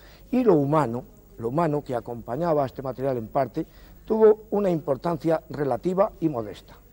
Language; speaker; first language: Spanish; native; Spanish